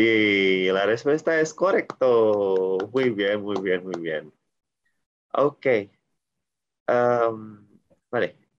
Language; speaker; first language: Spanish; non-native, learner; Indonesian